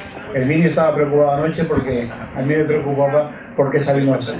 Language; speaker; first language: Spanish; native; Spanish